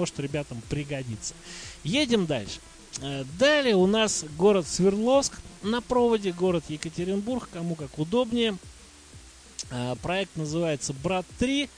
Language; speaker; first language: Russian; native; Russian